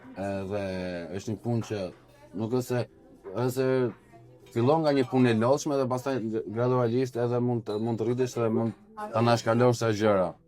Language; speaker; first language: Albanian; native; Albanian